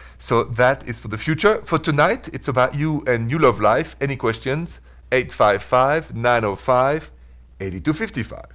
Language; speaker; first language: English; non-native, fluent; French